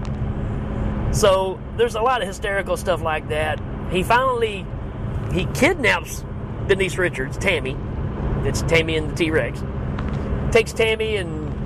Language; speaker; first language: English; native; English